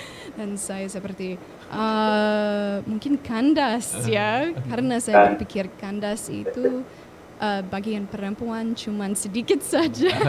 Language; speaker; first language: Indonesian; non-native, fluent; English